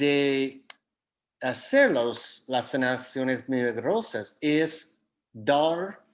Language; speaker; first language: Spanish; non-native, fluent; English